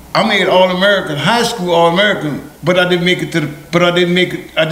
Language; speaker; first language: English; early bilingual, other home language; Haitian Creole